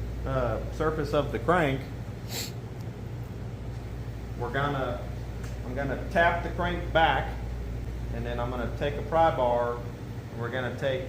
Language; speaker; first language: English; native; English